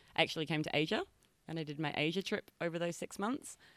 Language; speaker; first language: English; native; English